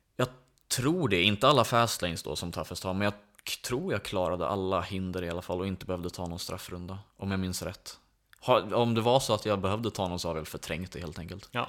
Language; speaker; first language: Swedish; native; Swedish